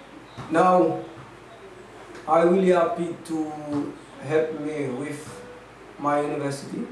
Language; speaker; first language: English; non-native, learner; Haitian Creole